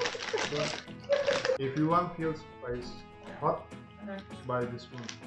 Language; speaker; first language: English; non-native, learner; Turkish